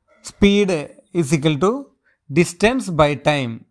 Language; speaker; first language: English; non-native, local second language; Malayalam